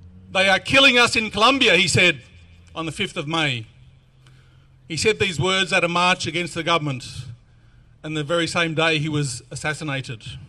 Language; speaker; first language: English; native; English